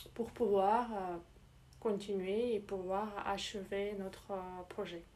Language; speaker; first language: French; non-native, learner; English